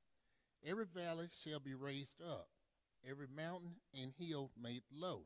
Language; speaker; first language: English; native; English